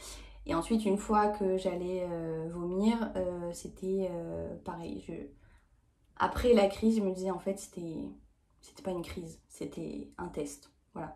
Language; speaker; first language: French; native; French